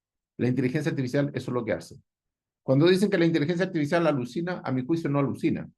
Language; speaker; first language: Spanish; native; Spanish